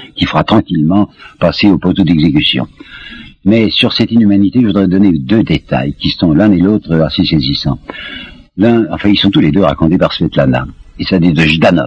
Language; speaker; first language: French; native; French